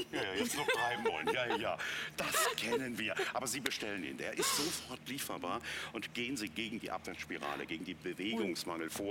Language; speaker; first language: German; native; German